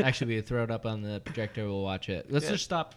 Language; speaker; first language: English; native; English